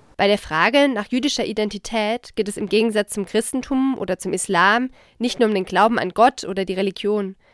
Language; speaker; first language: German; native; German